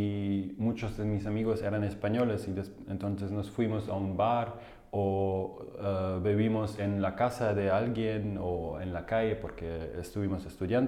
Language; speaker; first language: Spanish; non-native, fluent; German